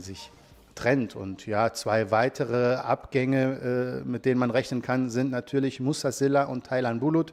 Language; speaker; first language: German; native; German